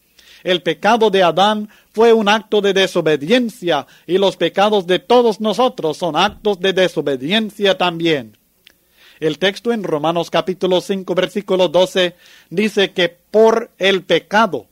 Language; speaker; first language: Spanish; native; Spanish